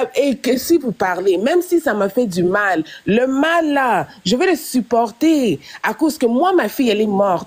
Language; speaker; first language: French; non-native, local second language; Lingala